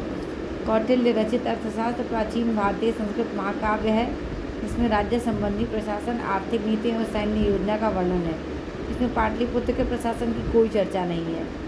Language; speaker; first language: Hindi; native; Hindi